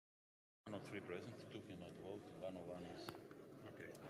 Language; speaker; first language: English; non-native, fluent; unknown